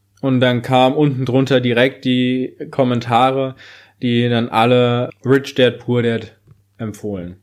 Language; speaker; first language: German; native; German